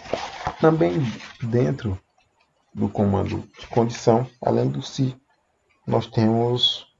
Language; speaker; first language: Portuguese; native; Portuguese